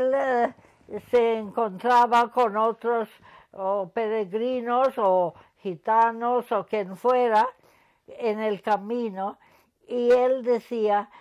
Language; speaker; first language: Spanish; non-native, fluent; English